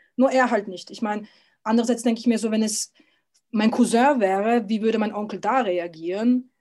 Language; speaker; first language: German; early bilingual, other home language; Serbian